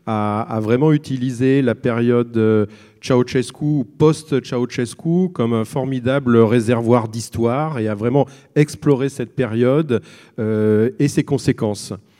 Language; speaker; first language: French; native; French